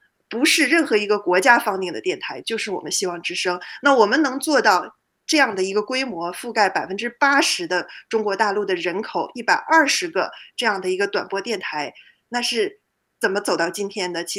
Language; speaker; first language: Chinese; native; Chinese